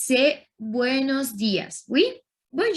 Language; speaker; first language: French; non-native, learner; Spanish